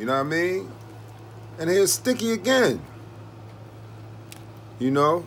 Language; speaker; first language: English; native; English